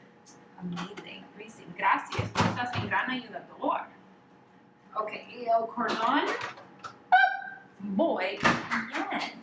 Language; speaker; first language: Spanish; non-native, learner; English